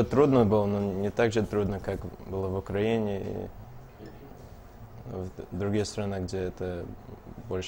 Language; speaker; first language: Russian; early bilingual, heritage; Russian